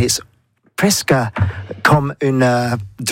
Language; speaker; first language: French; non-native, learner; English